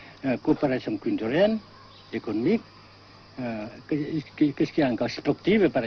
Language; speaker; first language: French; non-native, local second language; Vietnamese